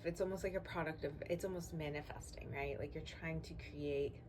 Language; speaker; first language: English; native; English